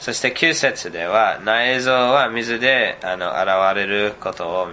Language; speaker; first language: Japanese; non-native, fluent; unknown